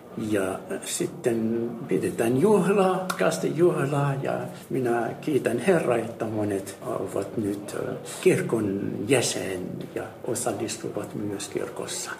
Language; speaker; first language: Finnish; non-native, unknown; Arabic